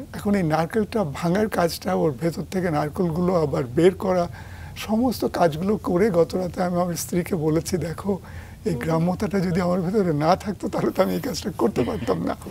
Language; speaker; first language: Bangla; native; Bangla